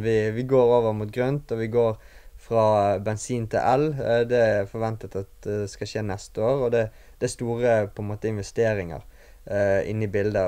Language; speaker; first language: Norwegian; native; Norwegian